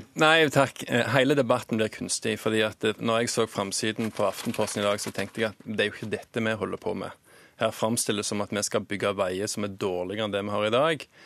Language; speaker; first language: Norwegian; native; Norwegian